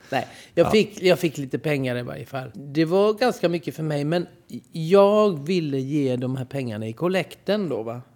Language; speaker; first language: Swedish; native; Swedish